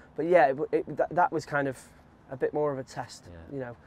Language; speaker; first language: English; native; English